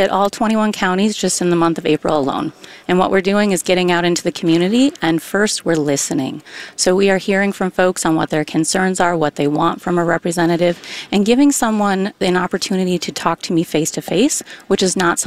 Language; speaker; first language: English; native; English